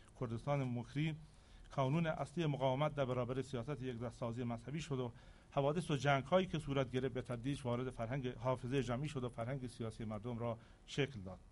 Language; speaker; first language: Persian; non-native, local second language; Central Kurdish